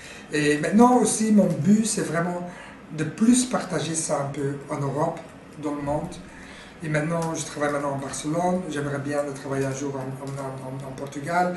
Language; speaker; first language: French; non-native, fluent; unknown